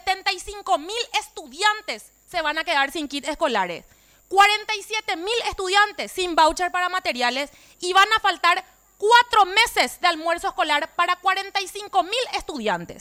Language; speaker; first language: Spanish; native; Spanish